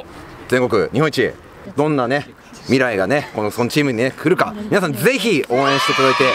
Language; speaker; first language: Japanese; native; Japanese